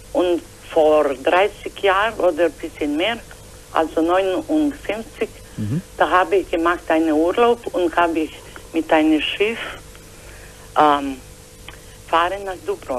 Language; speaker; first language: German; non-native, learner; Croatian